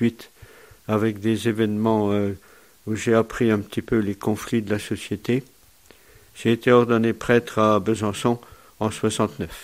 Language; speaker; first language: French; native; French